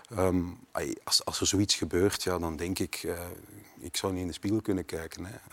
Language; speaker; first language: Dutch; native; Dutch